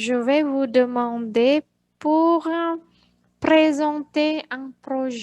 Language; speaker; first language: French; non-native, fluent; Indonesian